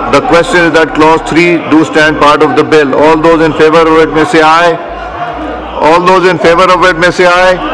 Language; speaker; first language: English; non-native, local second language; Urdu